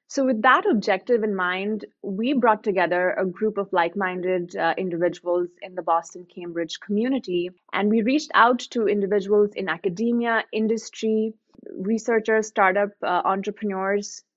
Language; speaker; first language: English; non-native, local second language; Hindi